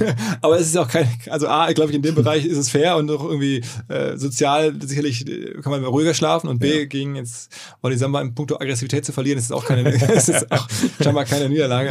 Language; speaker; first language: German; native; German